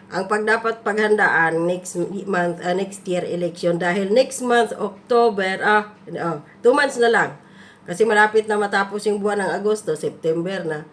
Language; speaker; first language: Filipino; non-native, local second language; Cebuano